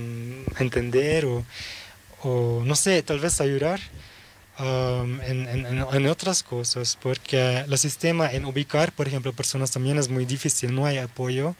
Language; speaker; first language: Spanish; early bilingual, heritage; Dutch